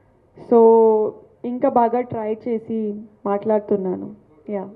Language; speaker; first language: Telugu; non-native, local second language; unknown